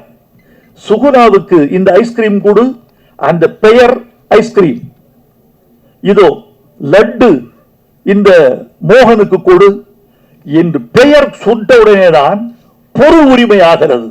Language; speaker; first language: Tamil; native; Tamil